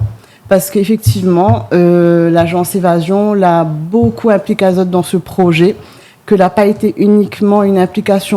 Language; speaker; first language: French; non-native, local second language; Réunion Creole French